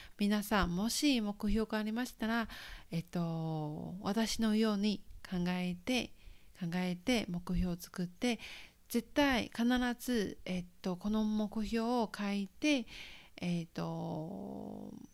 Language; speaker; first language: Japanese; non-native, fluent; Chinese